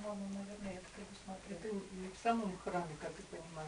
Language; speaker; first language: Russian; native; Russian